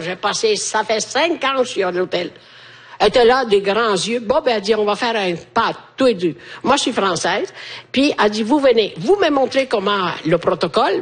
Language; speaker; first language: French; native; French